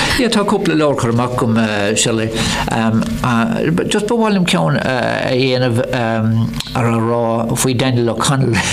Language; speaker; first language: Irish; non-native, local second language; English